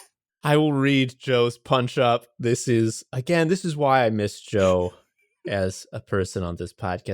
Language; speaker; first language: English; native; English